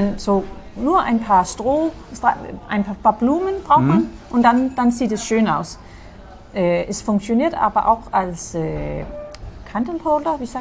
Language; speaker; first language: German; non-native, fluent; Danish